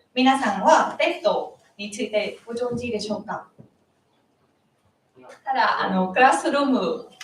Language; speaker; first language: Japanese; non-native, learner; Vietnamese